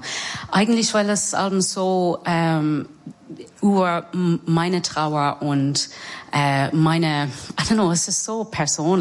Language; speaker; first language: German; non-native, learner; English